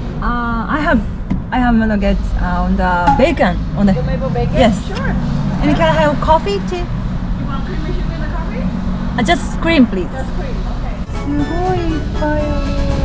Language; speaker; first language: English; non-native, learner; Japanese